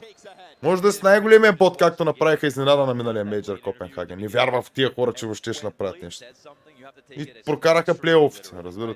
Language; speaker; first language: Bulgarian; native; Bulgarian